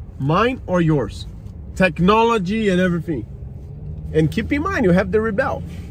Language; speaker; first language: English; non-native, fluent; Portuguese